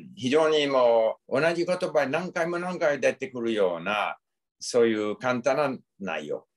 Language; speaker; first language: Japanese; non-native, fluent; English